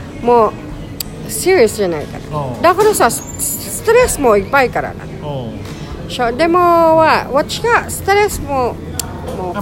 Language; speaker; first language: Japanese; non-native, learner; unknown